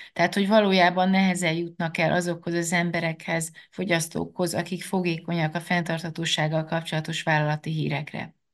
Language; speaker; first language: Hungarian; native; Hungarian